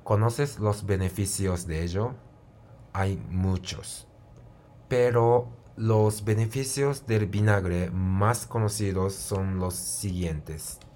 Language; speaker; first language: Spanish; non-native, fluent; Japanese